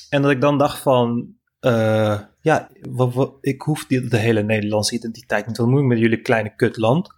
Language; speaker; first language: Dutch; non-native, fluent; Turkish